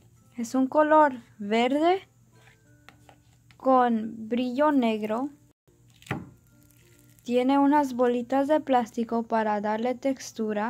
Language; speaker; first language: Spanish; early bilingual, heritage; Spanish